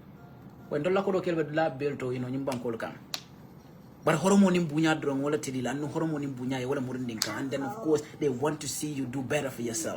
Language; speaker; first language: English; non-native, local second language; Wolof